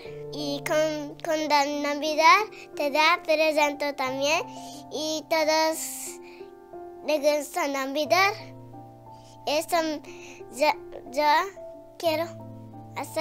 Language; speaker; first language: Spanish; early bilingual, heritage; Japanese